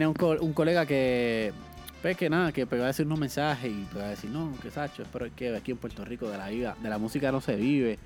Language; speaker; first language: Spanish; native; Spanish